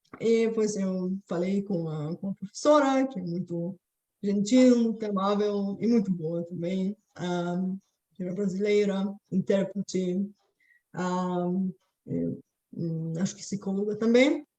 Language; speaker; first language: Portuguese; non-native, fluent; Bulgarian